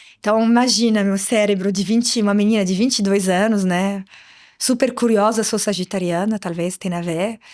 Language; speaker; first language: Portuguese; non-native, fluent; Arabic